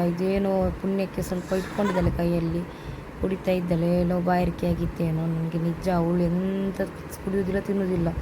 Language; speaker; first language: Kannada; non-native, local second language; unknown